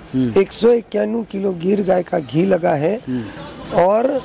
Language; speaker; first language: Hindi; non-native, local second language; Gujarati